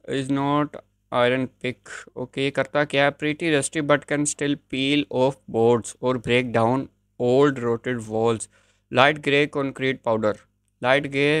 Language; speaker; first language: Hindi; native; Hindi